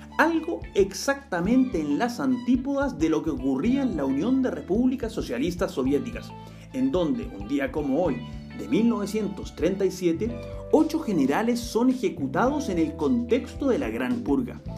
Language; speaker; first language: Spanish; native; Spanish